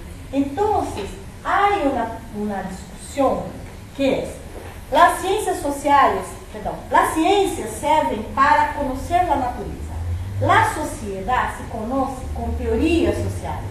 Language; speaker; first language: Spanish; non-native, fluent; Portuguese